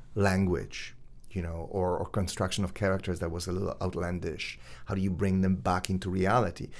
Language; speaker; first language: English; non-native, fluent; Polish